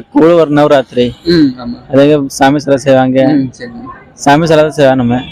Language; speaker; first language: Tamil; non-native, local second language; Marwari